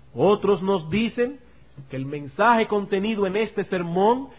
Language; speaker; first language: Spanish; native; Spanish